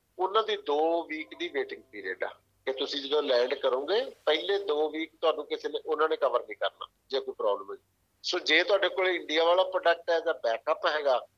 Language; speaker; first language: Punjabi; native; Punjabi